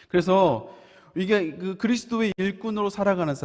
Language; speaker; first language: Korean; native; Korean